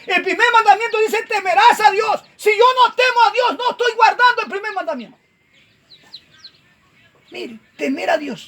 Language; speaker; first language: Spanish; native; Spanish